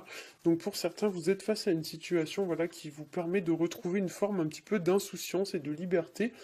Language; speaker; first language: French; native; French